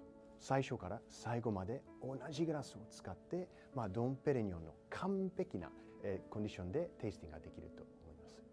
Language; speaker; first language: Japanese; non-native, fluent; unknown